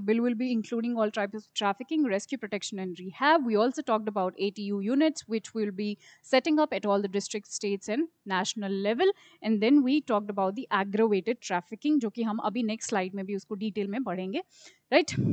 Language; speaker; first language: English; non-native, local second language; Hindi